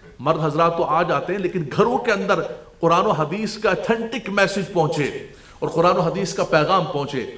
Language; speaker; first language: Urdu; non-native, local second language; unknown